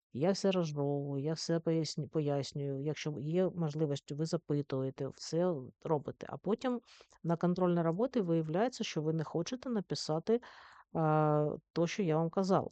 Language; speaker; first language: Ukrainian; native; Ukrainian